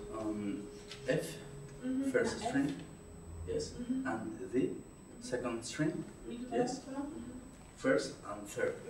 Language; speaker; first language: English; non-native, learner; Spanish